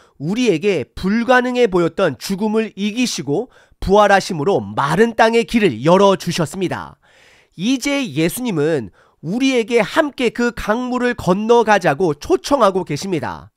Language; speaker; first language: Korean; native; Korean